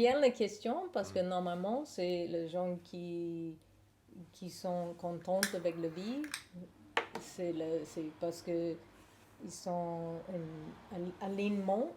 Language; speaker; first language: French; non-native, learner; English